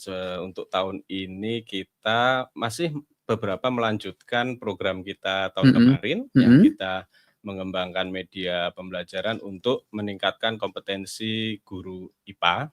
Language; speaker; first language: Indonesian; native; Indonesian